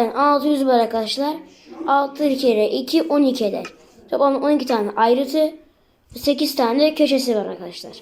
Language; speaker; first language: Turkish; native; Turkish